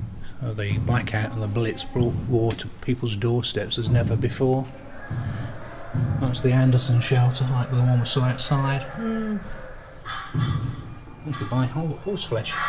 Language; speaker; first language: English; native; English